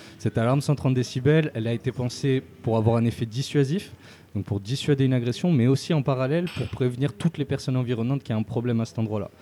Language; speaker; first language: French; native; French